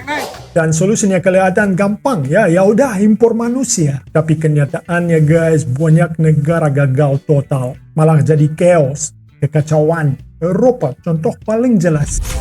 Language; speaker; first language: Indonesian; non-native, fluent; Russian